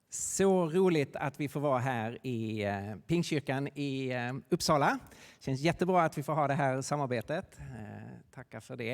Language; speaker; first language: Swedish; native; Swedish